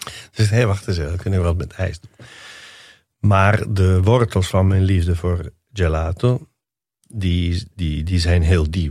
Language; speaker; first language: Dutch; non-native, fluent; Italian